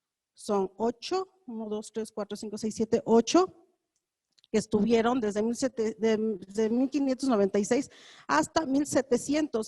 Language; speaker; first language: Spanish; native; Spanish